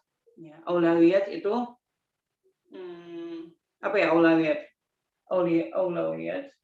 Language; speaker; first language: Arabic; non-native, fluent; Indonesian